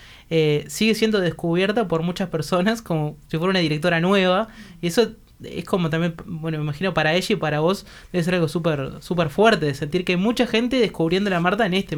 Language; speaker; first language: Spanish; native; Spanish